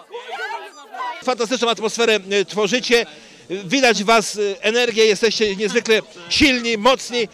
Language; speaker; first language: Polish; native; Polish